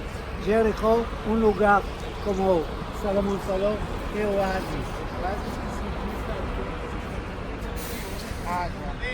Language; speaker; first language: Portuguese; non-native, learner; Hebrew